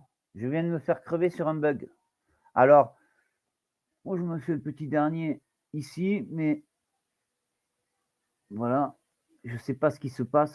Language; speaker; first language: French; native; French